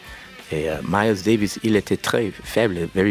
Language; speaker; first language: French; non-native, learner; English